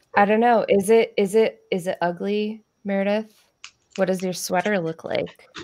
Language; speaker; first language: English; native; English